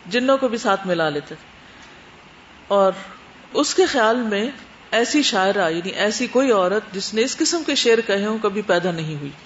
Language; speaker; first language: Urdu; native; Urdu